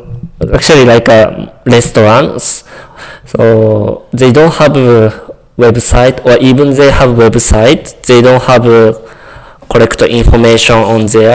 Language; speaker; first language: English; non-native, learner; Japanese